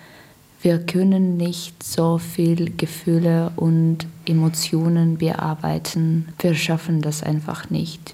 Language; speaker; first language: German; non-native, learner; Russian